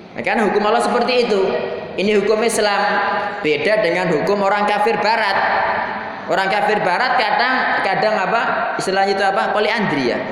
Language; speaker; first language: Indonesian; non-native, local second language; Javanese